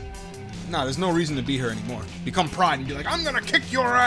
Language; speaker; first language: English; native; English